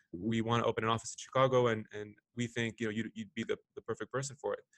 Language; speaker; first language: English; non-native, fluent; Arabic